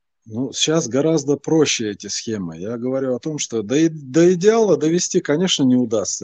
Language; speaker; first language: Russian; non-native, local second language; Chechen